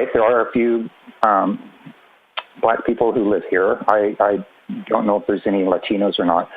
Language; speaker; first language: English; native; English